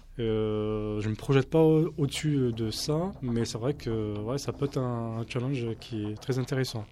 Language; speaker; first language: French; native; French